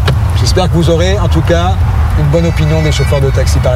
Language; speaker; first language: French; native; French